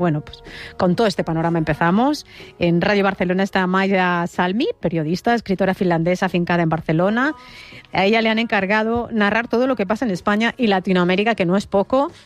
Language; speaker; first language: Spanish; native; Spanish